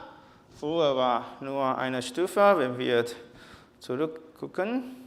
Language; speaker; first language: German; non-native, learner; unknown